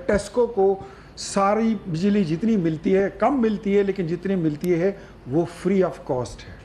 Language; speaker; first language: Urdu; non-native, local second language; Pashto